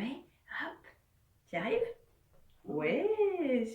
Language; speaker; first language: French; native; French